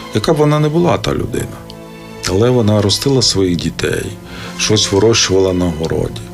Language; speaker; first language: Ukrainian; native; Ukrainian